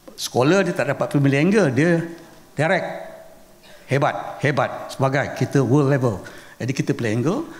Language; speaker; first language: Malay; native; Malay